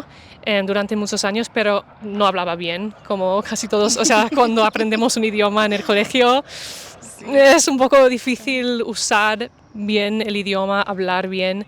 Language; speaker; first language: Spanish; non-native, fluent; English